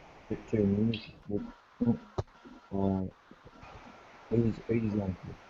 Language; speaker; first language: English; non-native, learner; Russian